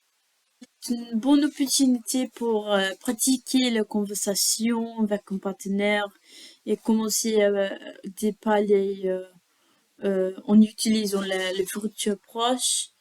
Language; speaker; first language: French; non-native, learner; English